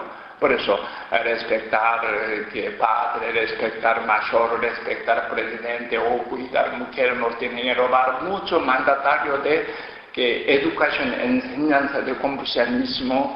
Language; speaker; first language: Spanish; non-native, learner; Korean